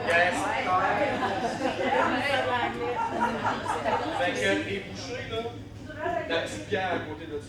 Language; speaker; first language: French; native; French